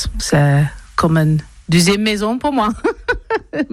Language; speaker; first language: French; non-native, learner; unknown